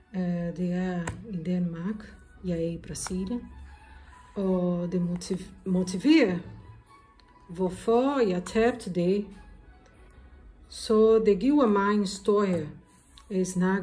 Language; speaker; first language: Danish; non-native, learner; Portuguese